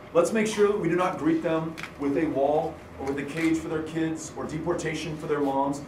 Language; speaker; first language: English; native; English